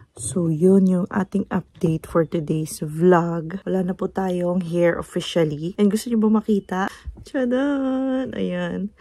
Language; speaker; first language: Filipino; native; Filipino